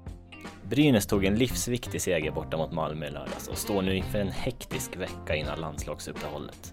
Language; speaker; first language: Swedish; native; Swedish